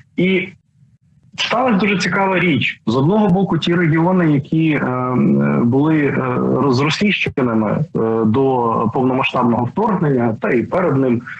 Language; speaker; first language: Ukrainian; non-native, local second language; Russian